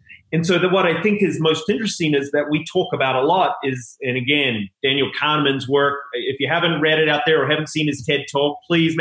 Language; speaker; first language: English; native; English